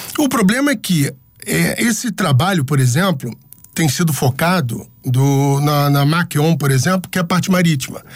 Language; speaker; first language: Portuguese; native; Portuguese